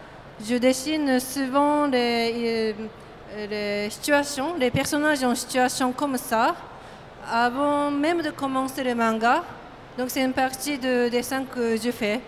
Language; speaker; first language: French; non-native, learner; Japanese